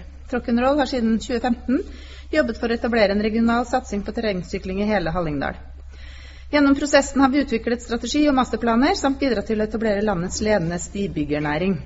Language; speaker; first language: Norwegian; native; Norwegian